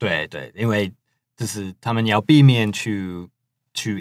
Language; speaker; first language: Chinese; non-native, fluent; English